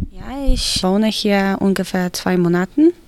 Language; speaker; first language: German; non-native, learner; Polish